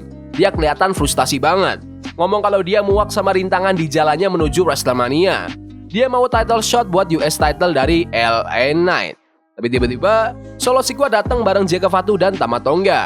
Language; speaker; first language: Indonesian; native; Indonesian